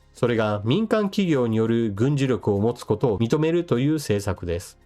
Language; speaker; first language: Japanese; native; Japanese